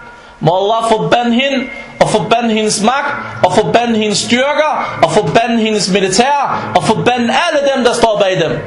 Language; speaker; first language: Danish; non-native, fluent; Arabic